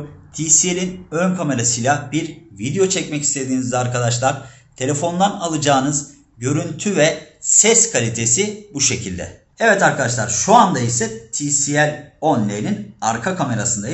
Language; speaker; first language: Turkish; native; Turkish